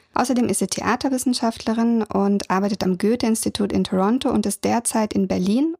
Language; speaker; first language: German; early bilingual, other home language; Russian